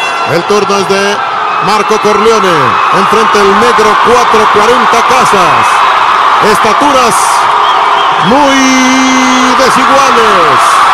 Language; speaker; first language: Spanish; native; Spanish